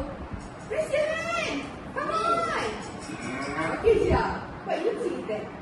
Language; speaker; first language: English; non-native, learner; Malay